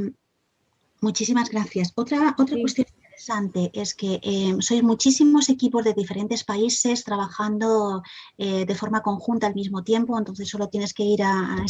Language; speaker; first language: Spanish; native; Spanish